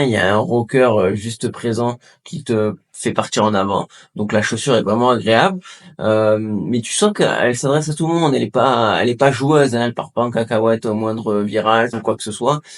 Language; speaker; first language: French; native; French